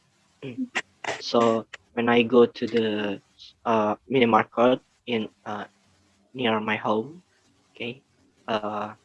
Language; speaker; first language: English; non-native, learner; Indonesian